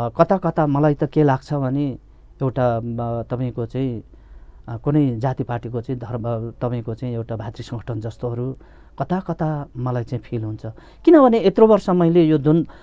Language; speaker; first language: Nepali; non-native, local second language; Limbu